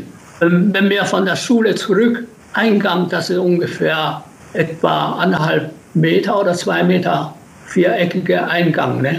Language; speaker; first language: German; non-native, learner; Japanese